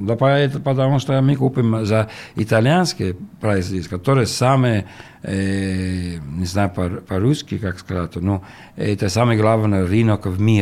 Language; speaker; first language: Russian; non-native, learner; Italian